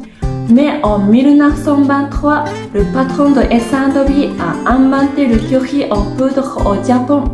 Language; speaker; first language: French; non-native, fluent; Japanese